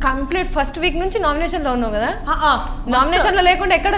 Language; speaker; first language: Telugu; native; Telugu